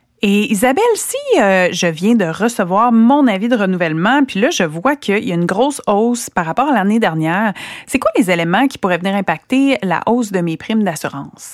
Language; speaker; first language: French; native; French